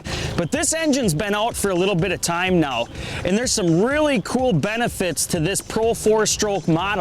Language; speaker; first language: English; native; English